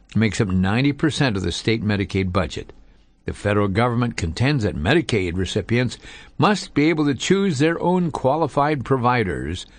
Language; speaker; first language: English; native; English